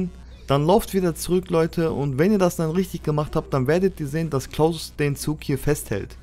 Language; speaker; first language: German; native; German